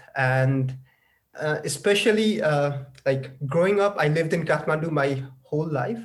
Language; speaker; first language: English; non-native, local second language; Nepali